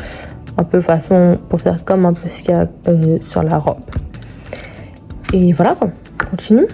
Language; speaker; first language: French; native; French